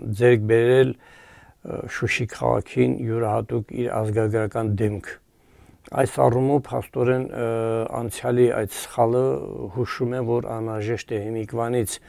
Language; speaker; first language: Armenian; native; Armenian